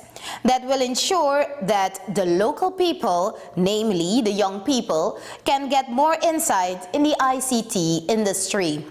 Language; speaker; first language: English; non-native, fluent; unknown